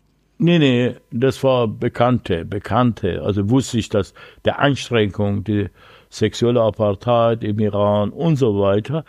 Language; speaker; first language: German; non-native, learner; Persian